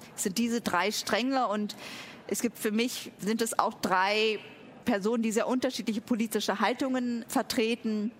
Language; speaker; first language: German; early bilingual, other home language; Vietnamese